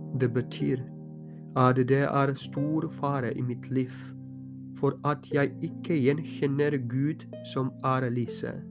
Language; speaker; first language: Norwegian; non-native, fluent; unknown